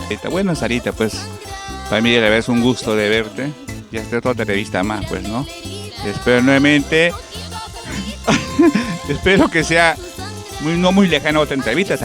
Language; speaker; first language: Spanish; native; Spanish